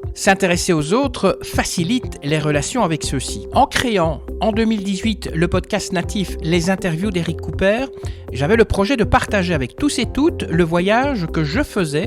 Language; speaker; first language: French; native; French